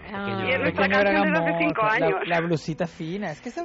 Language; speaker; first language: Spanish; native; Spanish